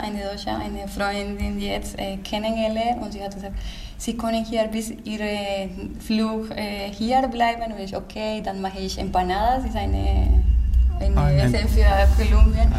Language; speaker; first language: German; non-native, learner; Spanish